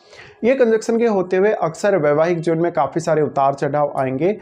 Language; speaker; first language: Hindi; native; Hindi